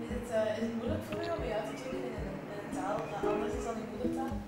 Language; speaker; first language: Dutch; non-native, fluent; English